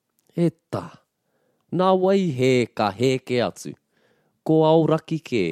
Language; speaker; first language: Māori; non-native, local second language; English